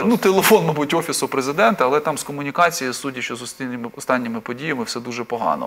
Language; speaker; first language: Ukrainian; native; Ukrainian